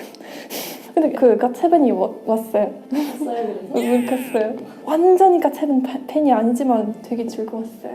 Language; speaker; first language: Korean; non-native, fluent; Russian